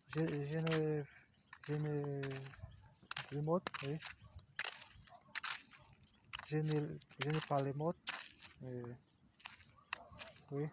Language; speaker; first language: French; non-native, learner; Portuguese